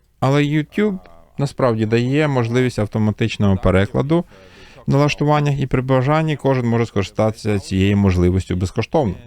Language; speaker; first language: Ukrainian; native; Ukrainian